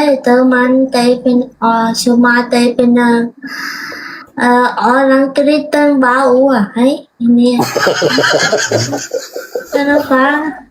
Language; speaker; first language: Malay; non-native, learner; Vietnamese